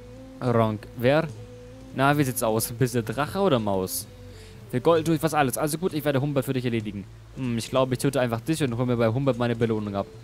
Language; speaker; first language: German; native; German